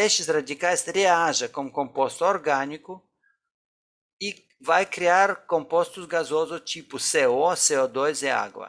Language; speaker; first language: Portuguese; non-native, fluent; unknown